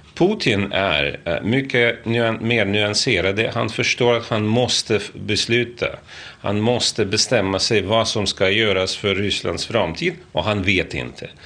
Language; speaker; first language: Swedish; non-native, fluent; Russian